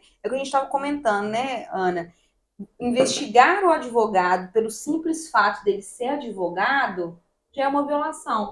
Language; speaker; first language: Portuguese; native; Portuguese